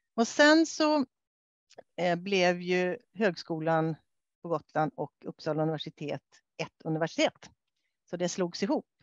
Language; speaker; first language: Swedish; native; Swedish